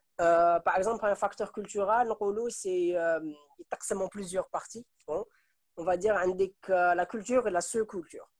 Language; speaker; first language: French; non-native, local second language; Arabic